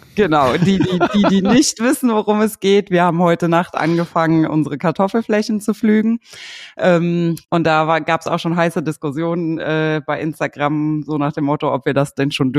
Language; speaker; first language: German; native; German